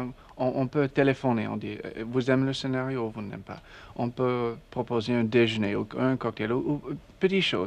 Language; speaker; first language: French; non-native, learner; English